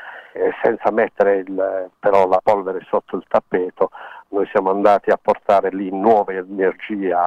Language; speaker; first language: Italian; native; Italian